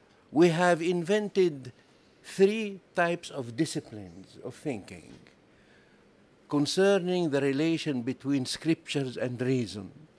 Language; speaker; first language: English; non-native, fluent; Arabic